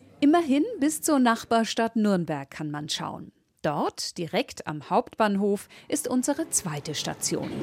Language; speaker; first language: German; native; German